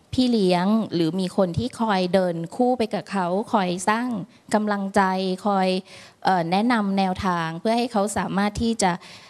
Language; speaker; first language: Thai; native; Thai